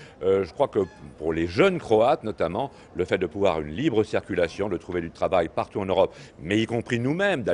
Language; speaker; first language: French; native; French